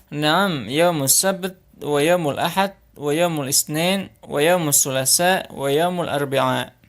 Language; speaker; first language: Arabic; non-native, fluent; Indonesian